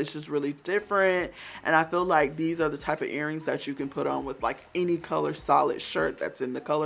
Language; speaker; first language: English; native; English